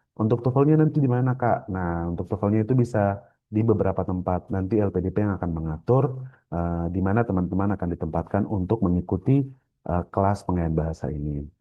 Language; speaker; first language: Indonesian; native; Indonesian